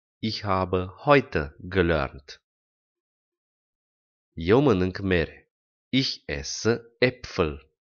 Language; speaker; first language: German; non-native, fluent; Romanian